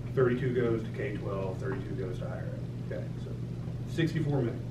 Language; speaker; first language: English; native; English